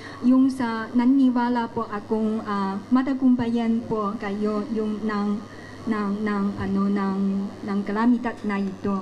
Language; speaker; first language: Filipino; non-native, learner; Chinese